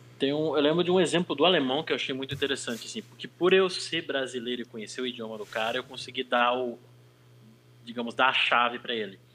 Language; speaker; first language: Portuguese; native; Portuguese